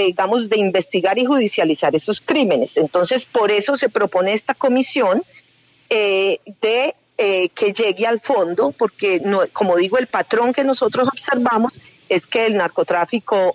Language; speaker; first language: Spanish; native; Spanish